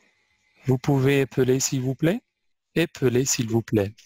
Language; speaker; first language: French; non-native, fluent; Albanian